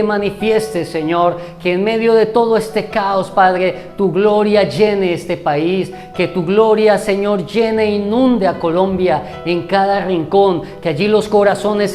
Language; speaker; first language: Spanish; native; Spanish